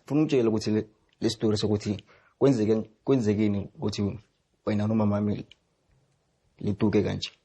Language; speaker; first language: Zulu; non-native, local second language; Tswana